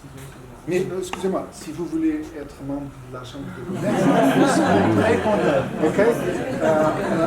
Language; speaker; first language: French; non-native, fluent; Portuguese